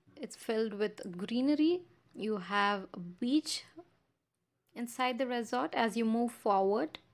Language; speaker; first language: English; non-native, local second language; Kannada